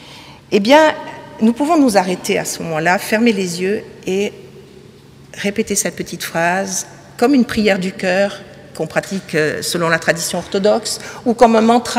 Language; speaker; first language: French; native; French